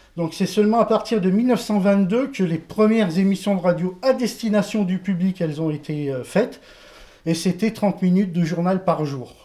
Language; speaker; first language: French; native; French